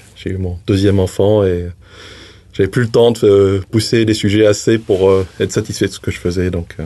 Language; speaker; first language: French; native; French